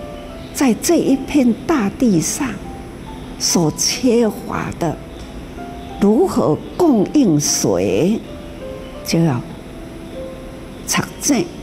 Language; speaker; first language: Chinese; native; Chinese